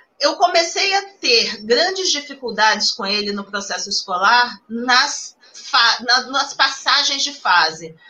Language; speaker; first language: Portuguese; native; Portuguese